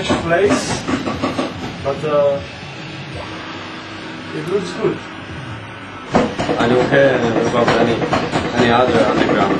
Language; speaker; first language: English; non-native, learner; Polish